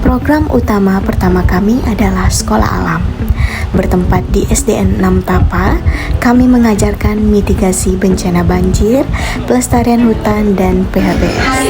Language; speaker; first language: Indonesian; native; Indonesian